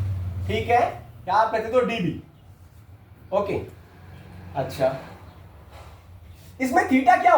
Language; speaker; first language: Hindi; native; Hindi